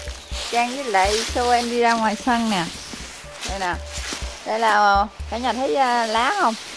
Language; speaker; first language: Vietnamese; native; Vietnamese